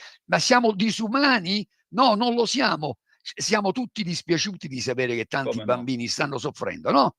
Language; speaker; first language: Italian; native; Italian